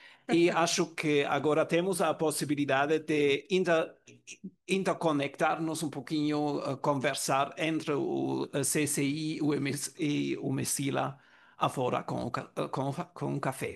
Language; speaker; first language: Portuguese; non-native, learner; German